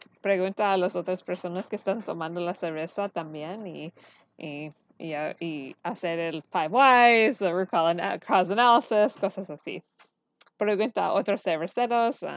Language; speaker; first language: Spanish; early bilingual, heritage; Spanish